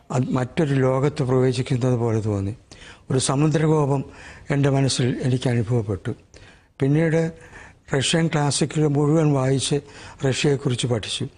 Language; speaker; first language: Malayalam; native; Malayalam